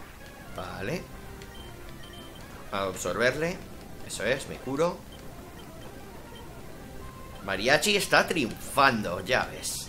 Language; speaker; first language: Spanish; native; Spanish